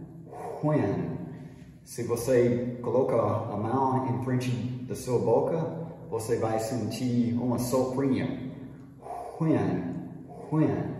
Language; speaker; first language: Portuguese; non-native, fluent; English